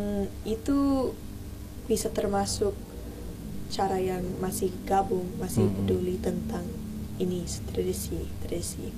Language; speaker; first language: Indonesian; early bilingual, heritage; English